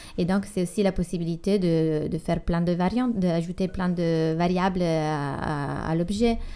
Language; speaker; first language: French; non-native, fluent; Italian